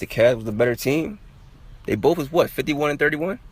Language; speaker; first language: English; native; English